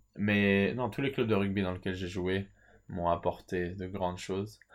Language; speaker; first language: French; early bilingual, heritage; French